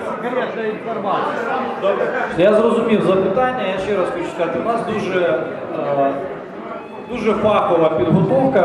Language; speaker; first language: Ukrainian; native; Ukrainian